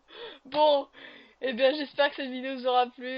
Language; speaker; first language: French; native; French